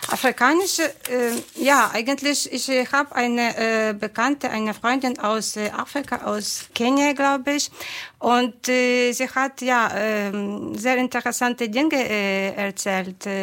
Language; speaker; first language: German; non-native, fluent; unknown